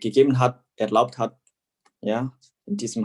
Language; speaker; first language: German; non-native, fluent; Indonesian